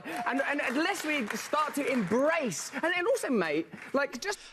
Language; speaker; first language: English; native; English